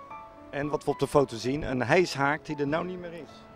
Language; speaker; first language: Dutch; native; Dutch